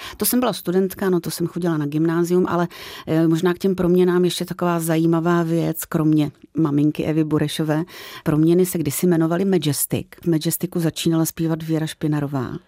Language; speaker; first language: Czech; native; Czech